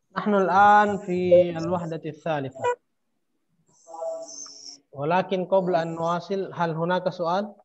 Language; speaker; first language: Arabic; non-native, fluent; Indonesian